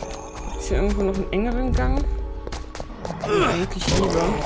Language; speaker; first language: German; native; German